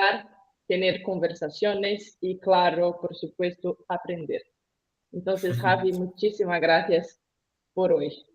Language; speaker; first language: Spanish; non-native, learner; Portuguese